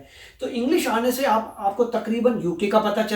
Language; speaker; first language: Hindi; native; Hindi